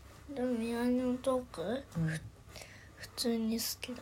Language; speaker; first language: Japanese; early bilingual, other home language; Korean